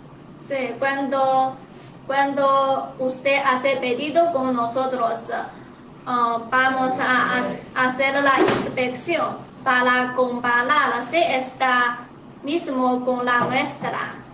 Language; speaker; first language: Spanish; non-native, learner; Chinese